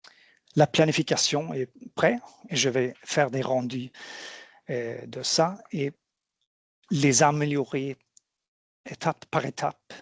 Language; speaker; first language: French; non-native, fluent; Swedish